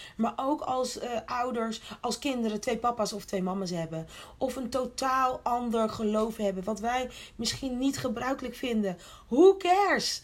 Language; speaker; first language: Dutch; early bilingual, other home language; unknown